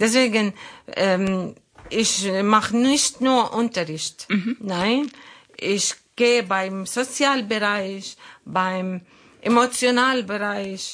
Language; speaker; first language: German; non-native, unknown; Arabic